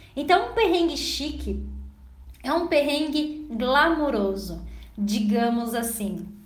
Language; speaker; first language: Portuguese; native; Portuguese